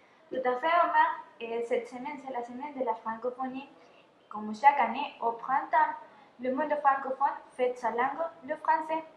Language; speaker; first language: French; non-native, fluent; Spanish